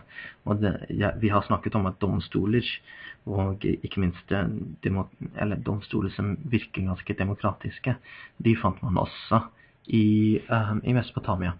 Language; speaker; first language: Norwegian; non-native, fluent; English